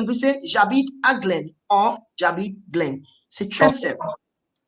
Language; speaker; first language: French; non-native, fluent; English